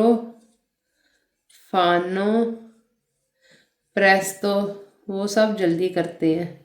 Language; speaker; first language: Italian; non-native, fluent; Urdu